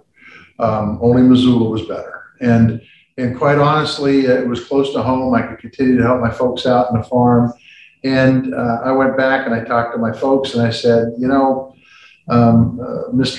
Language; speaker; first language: English; native; English